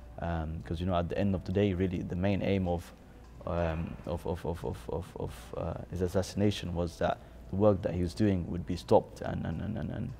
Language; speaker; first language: English; native; English